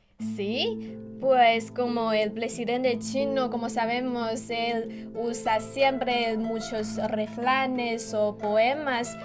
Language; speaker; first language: Spanish; non-native, fluent; Chinese